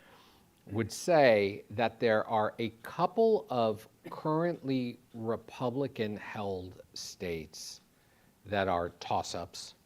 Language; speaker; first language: English; native; English